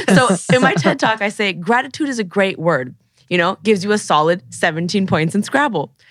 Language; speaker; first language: English; native; English